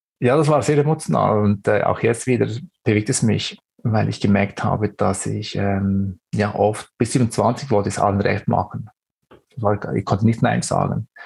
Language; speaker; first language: German; early bilingual, other home language; Greek